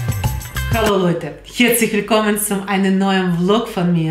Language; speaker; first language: German; non-native, fluent; Russian